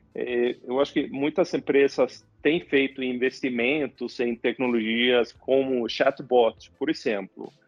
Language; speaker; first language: Portuguese; non-native, fluent; Swedish